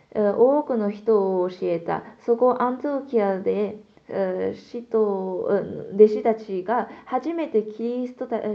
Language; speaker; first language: Japanese; non-native, fluent; Korean